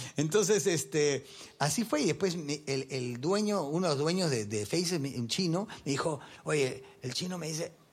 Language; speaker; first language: Spanish; early bilingual, heritage; Spanish